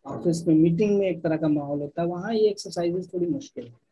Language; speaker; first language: Hindi; native; Hindi